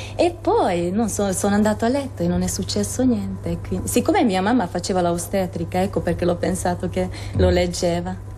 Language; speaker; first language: Italian; non-native, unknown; Hungarian